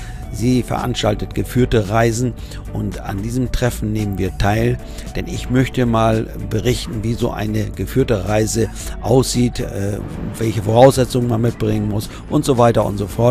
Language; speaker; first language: German; native; German